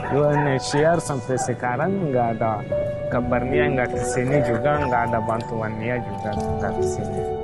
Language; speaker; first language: Indonesian; non-native, fluent; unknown